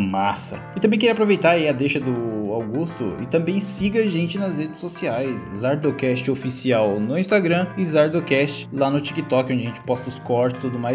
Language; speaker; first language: Portuguese; native; Portuguese